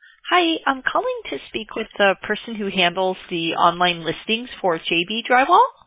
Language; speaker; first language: English; native; English